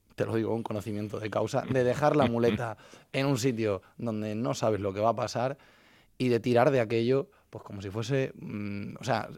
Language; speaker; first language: Spanish; native; Spanish